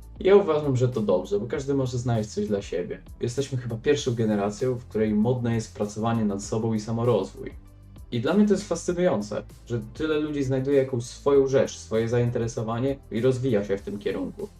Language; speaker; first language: Polish; native; Polish